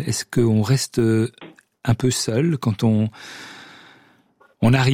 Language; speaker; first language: French; native; French